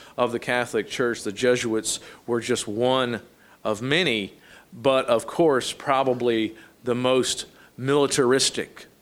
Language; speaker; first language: English; native; English